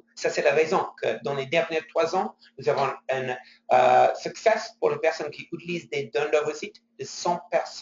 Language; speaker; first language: French; non-native, fluent; English